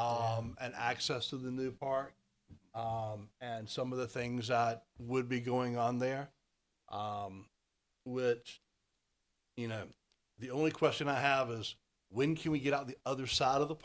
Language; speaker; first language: English; native; English